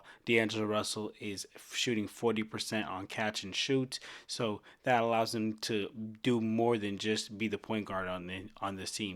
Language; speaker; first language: English; native; English